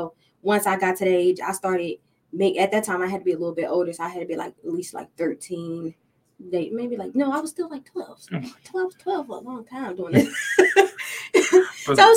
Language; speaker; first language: English; native; English